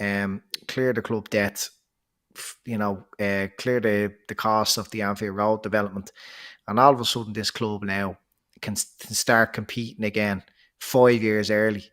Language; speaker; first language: English; native; English